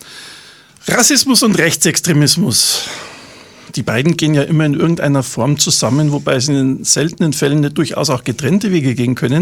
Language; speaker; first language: German; native; German